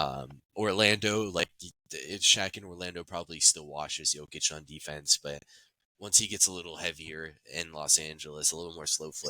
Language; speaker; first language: English; native; English